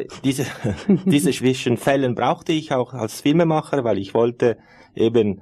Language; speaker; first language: German; non-native, fluent; Italian